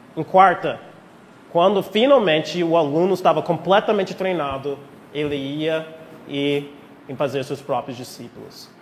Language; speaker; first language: Portuguese; non-native, fluent; English